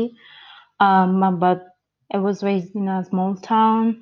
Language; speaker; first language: English; non-native, fluent; Italian